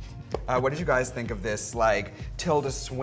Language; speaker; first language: English; native; English